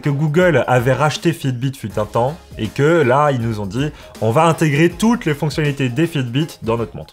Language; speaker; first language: French; native; French